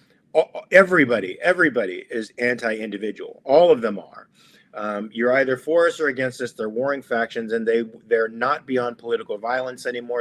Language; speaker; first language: English; native; English